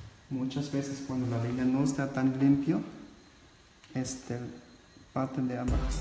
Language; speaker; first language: Spanish; non-native, learner; German